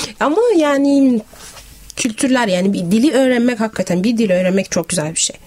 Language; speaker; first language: Turkish; non-native, fluent; Arabic